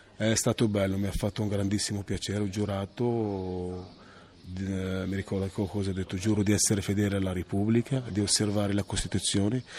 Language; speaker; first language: Italian; non-native, fluent; Arabic